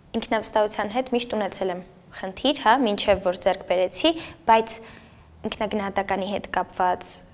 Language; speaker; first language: Armenian; native; Armenian